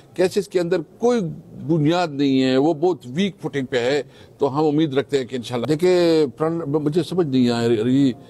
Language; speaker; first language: Urdu; non-native, local second language; Pashto